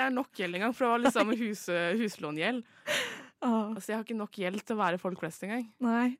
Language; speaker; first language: Norwegian; native; Norwegian